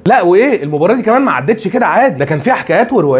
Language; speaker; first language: Arabic; native; Arabic